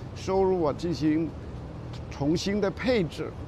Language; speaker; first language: Chinese; native; Chinese